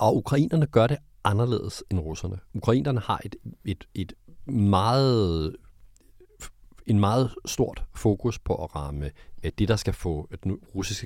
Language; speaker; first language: Danish; native; Danish